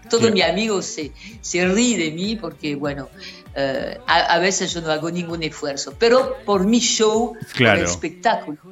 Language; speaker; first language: Spanish; non-native, learner; French